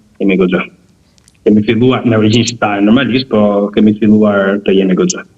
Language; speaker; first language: Albanian; native; Albanian